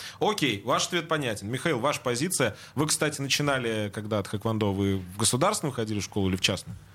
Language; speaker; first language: Russian; native; Russian